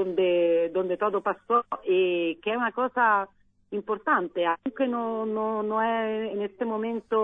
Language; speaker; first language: Spanish; non-native, learner; Italian